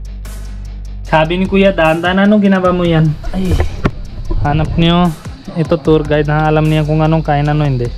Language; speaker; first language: Filipino; non-native, learner; Punjabi